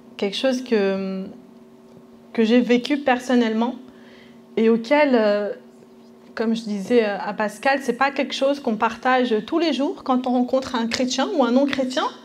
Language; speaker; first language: French; early bilingual, other home language; Spanish